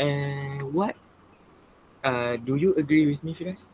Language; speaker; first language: English; non-native, local second language; Malay